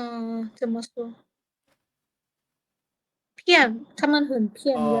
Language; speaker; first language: Chinese; non-native, learner; Lao